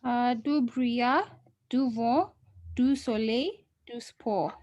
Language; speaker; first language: French; non-native, learner; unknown